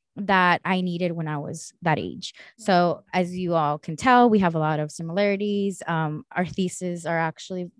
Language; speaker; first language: English; early bilingual, other home language; Spanish